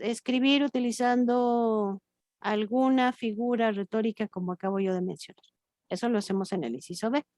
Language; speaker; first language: Spanish; native; Spanish